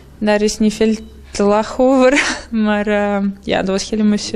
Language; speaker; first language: Dutch; non-native, learner; Russian